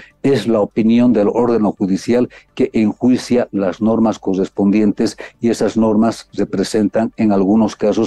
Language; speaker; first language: Spanish; native; Spanish